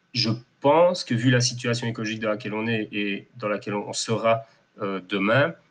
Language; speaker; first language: French; native; French